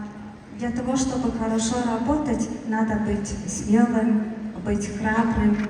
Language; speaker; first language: Russian; non-native, learner; Mongolian